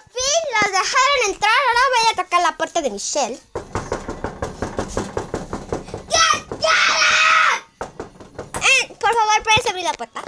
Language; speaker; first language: Spanish; early bilingual, heritage; Spanish